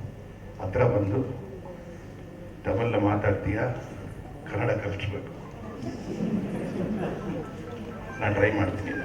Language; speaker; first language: Kannada; non-native, learner; Tamil